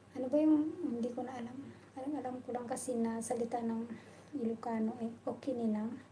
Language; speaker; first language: Filipino; non-native, local second language; Bikol